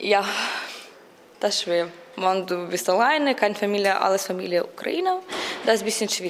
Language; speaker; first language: German; non-native, learner; Ukrainian